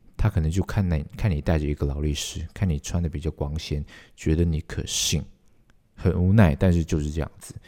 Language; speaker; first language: Chinese; non-native, local second language; Cantonese